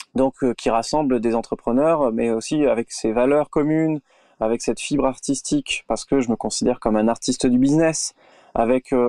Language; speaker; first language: French; native; French